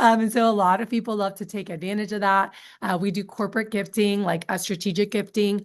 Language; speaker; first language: English; native; English